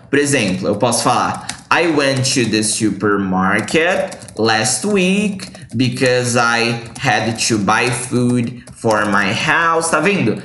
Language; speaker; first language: English; non-native, fluent; Portuguese